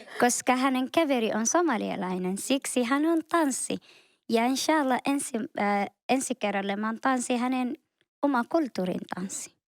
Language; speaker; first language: Finnish; non-native, learner; Somali